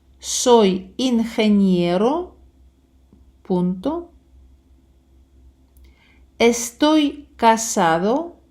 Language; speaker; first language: Spanish; non-native, fluent; Ukrainian